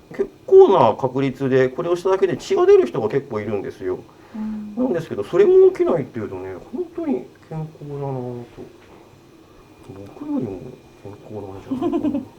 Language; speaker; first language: Japanese; native; Japanese